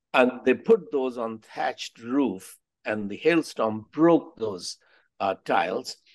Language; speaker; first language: English; non-native, local second language; Hindi